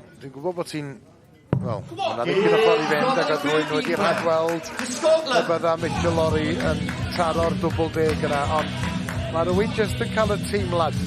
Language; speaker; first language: Welsh; native; Welsh